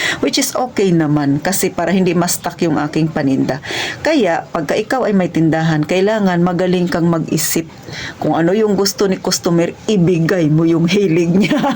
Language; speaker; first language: Filipino; non-native, local second language; Cebuano